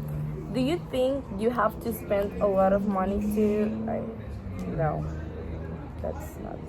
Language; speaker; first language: English; non-native, learner; Spanish